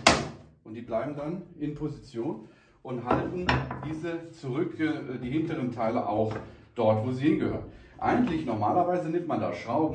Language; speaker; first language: German; native; German